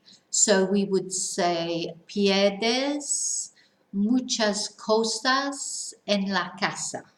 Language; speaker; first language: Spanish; non-native, fluent; English